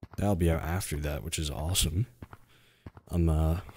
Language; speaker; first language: English; native; English